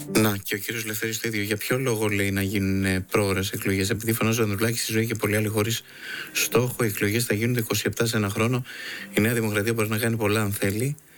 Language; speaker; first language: Greek; native; Greek